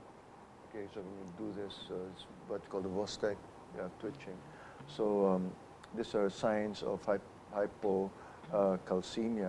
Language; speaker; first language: English; non-native, local second language; Filipino